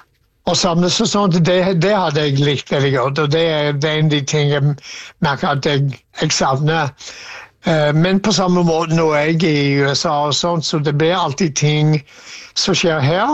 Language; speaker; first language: Norwegian; non-native, fluent; English